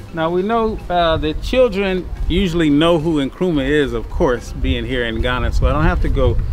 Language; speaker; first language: English; native; English